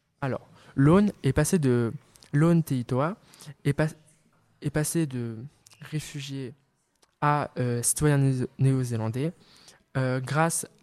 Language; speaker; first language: French; native; French